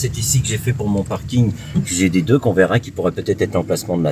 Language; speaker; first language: French; native; French